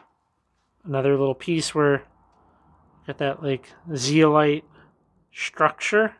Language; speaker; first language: English; native; English